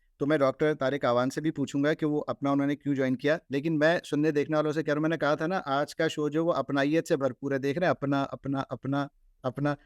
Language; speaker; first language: Urdu; native; Urdu